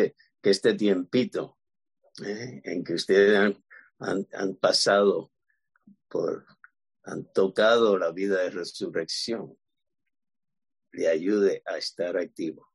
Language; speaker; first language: Spanish; native; Spanish